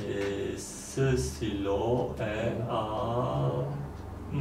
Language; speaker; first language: French; non-native, learner; Polish